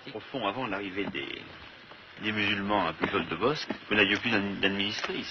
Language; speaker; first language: French; native; French